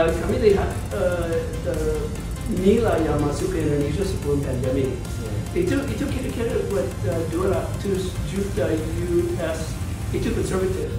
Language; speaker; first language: Indonesian; non-native, fluent; English